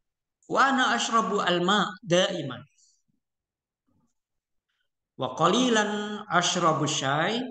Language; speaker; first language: Arabic; non-native, fluent; Indonesian